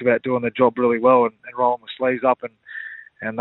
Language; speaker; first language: English; native; English